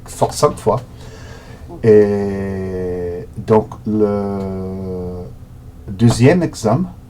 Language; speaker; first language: French; non-native, learner; Portuguese